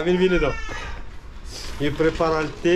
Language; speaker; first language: Spanish; non-native, learner; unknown